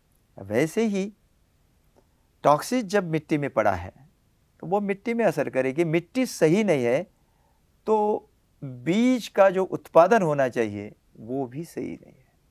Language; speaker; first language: Hindi; native; Hindi